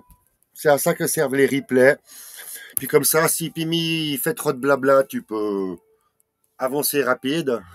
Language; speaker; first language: French; native; French